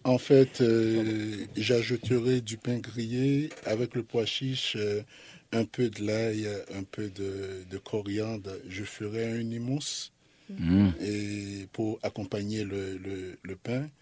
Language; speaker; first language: French; non-native, local second language; Haitian Creole